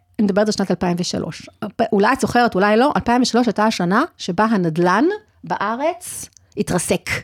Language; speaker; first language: Hebrew; early bilingual, other home language; English